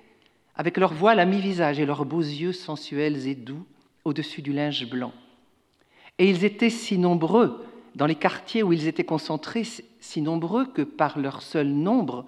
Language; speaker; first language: French; native; French